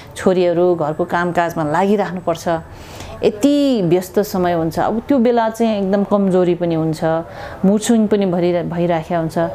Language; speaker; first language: Nepali; non-native, local second language; Tibetan